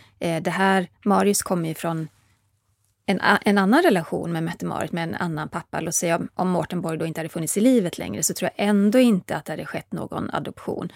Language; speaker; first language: Swedish; native; Swedish